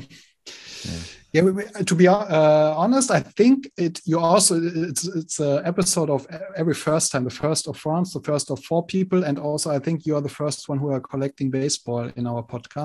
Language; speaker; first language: English; non-native, fluent; German